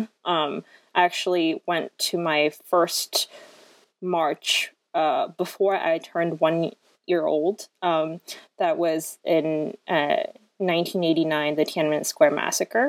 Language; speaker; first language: English; non-native, local second language; Cantonese